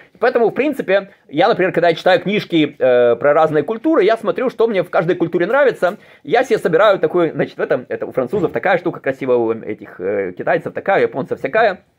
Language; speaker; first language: Russian; native; Russian